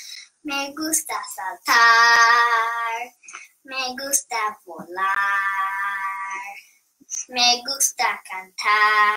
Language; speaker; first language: Spanish; non-native, learner; English